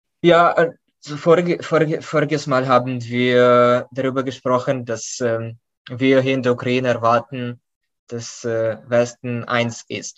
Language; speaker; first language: German; non-native, fluent; Ukrainian